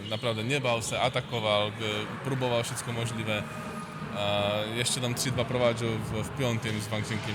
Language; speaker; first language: Polish; non-native, learner; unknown